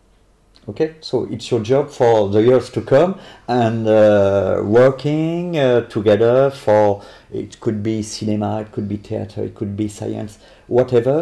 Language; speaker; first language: English; non-native, learner; French